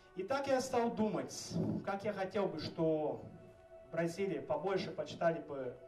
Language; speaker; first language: Russian; non-native, fluent; Portuguese